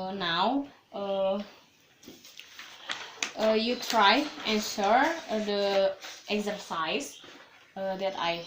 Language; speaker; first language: English; non-native, learner; Indonesian